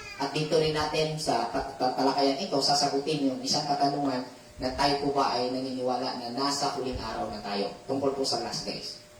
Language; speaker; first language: Filipino; non-native, local second language; Cebuano